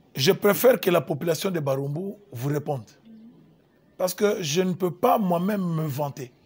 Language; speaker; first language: French; non-native, local second language; Lingala